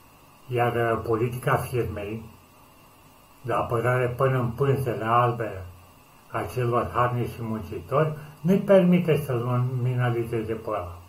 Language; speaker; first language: Romanian; native; Romanian